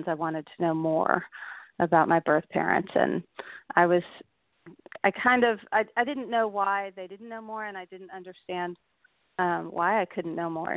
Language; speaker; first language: English; native; English